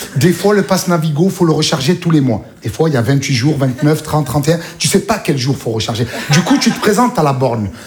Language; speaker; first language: French; native; French